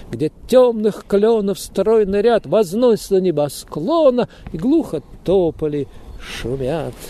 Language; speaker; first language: Russian; native; Russian